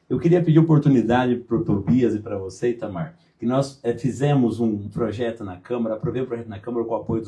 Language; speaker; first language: Portuguese; native; Portuguese